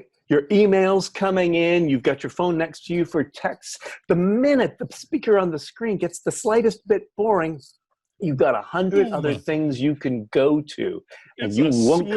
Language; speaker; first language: English; native; English